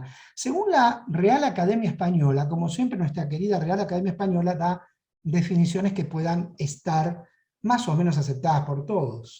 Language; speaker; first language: Spanish; native; Spanish